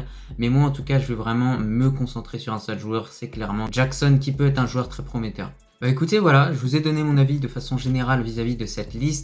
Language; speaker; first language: French; native; French